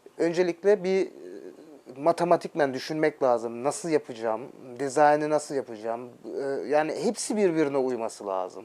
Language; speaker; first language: Turkish; early bilingual, heritage; Turkish